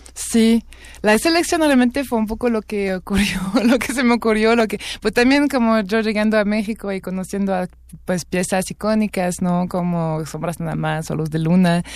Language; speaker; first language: Spanish; non-native, fluent; French